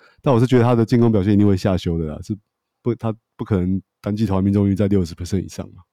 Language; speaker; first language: Chinese; native; Chinese